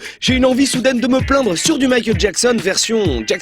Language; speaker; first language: French; native; French